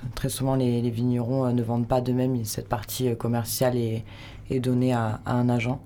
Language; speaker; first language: French; native; French